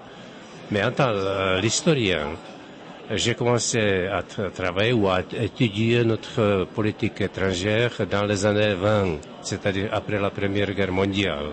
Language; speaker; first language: French; non-native, fluent; Czech